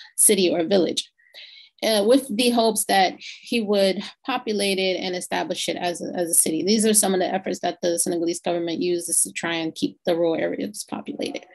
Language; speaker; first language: English; native; English